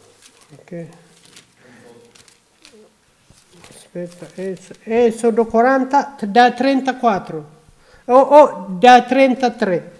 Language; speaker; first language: Italian; non-native, learner; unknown